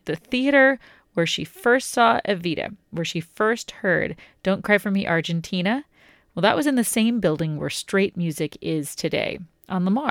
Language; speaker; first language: English; native; English